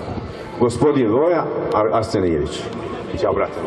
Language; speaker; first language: Bosnian; native; Bosnian